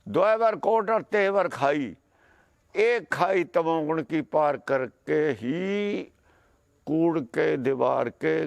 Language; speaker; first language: Hindi; non-native, local second language; Punjabi